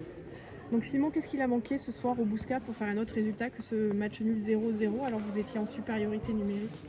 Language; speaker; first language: French; native; French